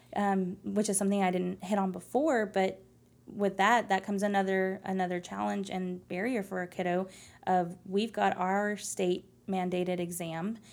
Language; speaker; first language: English; early bilingual, other home language; Spanish